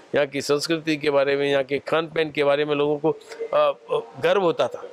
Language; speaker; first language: Hindi; native; Hindi